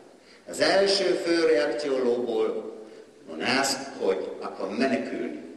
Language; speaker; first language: Hungarian; non-native, learner; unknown